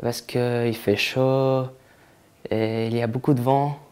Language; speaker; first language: French; non-native, fluent; Polish